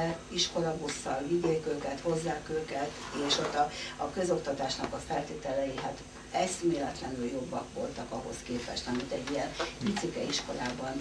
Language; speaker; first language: Hungarian; native; Hungarian